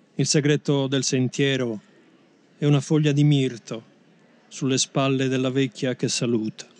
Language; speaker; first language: Italian; native; Italian